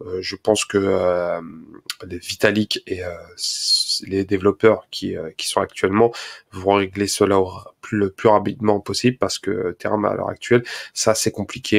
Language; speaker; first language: French; native; French